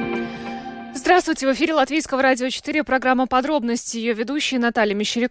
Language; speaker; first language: Russian; native; Russian